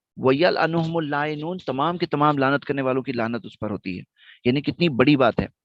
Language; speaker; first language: Urdu; non-native, local second language; Gujarati